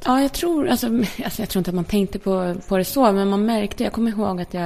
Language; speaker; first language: Swedish; early bilingual, other home language; Polish